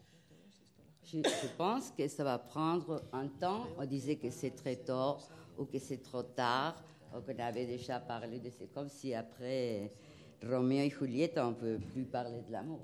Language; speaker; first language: French; non-native, fluent; Spanish